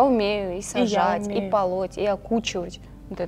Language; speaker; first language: Russian; native; Russian